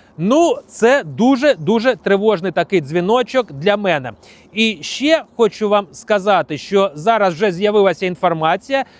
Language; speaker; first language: Ukrainian; non-native, local second language; Russian